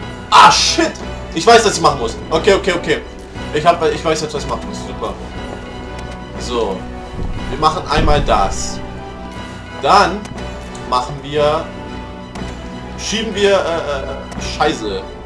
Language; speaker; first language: German; native; German